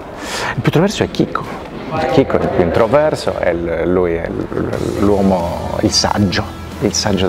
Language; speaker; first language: Italian; native; Italian